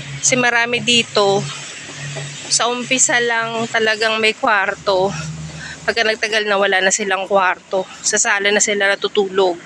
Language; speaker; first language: Filipino; native; Filipino